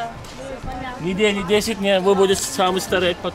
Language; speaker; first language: Russian; non-native, learner; Turkish